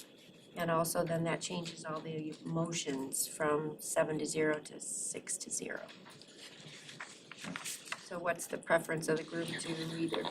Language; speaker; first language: English; native; English